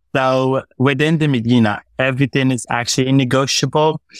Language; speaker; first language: English; non-native, fluent; Arabic